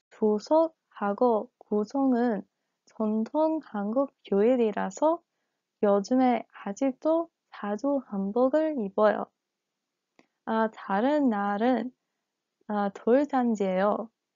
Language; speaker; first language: Korean; non-native, learner; English